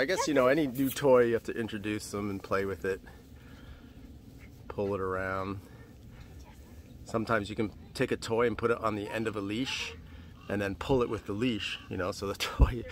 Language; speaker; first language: English; native; English